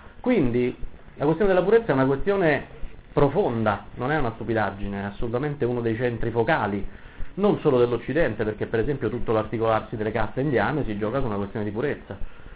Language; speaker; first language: Italian; native; Italian